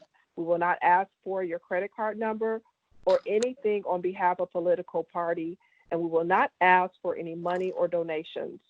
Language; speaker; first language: English; native; English